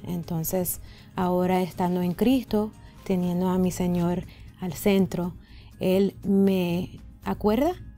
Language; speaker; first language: Spanish; early bilingual, other home language; English